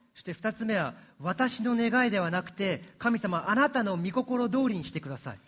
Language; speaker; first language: Japanese; early bilingual, other home language; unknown